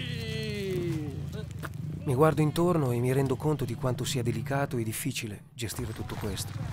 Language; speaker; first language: Italian; native; Italian